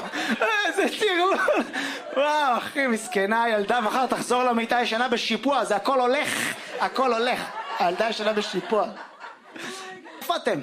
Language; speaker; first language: Hebrew; native; Hebrew